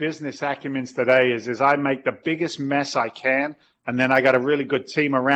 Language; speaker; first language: English; native; English